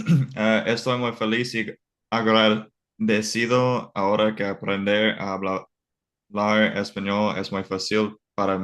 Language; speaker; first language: Spanish; non-native, learner; English